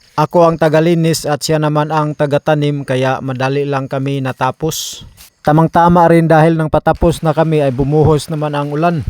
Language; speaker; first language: Filipino; native; Filipino